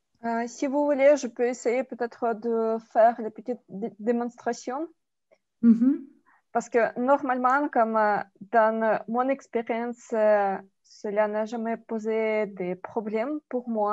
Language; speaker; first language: French; non-native, fluent; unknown